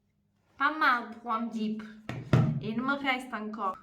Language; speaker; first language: French; non-native, fluent; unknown